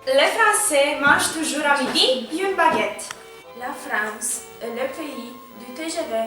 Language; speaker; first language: French; non-native, learner; Romanian